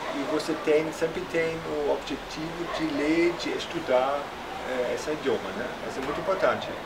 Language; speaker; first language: Portuguese; non-native, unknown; German